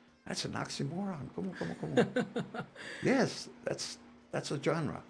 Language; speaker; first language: English; early bilingual, other home language; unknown